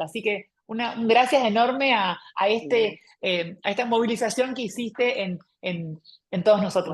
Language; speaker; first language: Spanish; native; Spanish